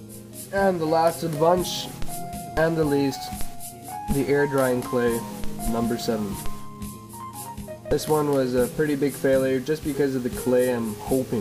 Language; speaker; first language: English; native; English